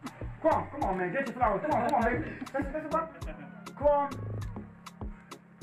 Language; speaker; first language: Dutch; native; Dutch